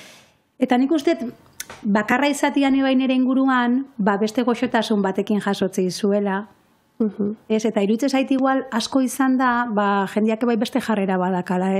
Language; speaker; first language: Basque; native; Basque